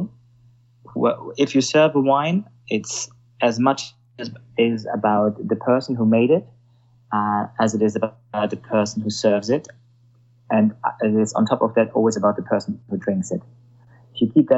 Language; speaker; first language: English; non-native, fluent; German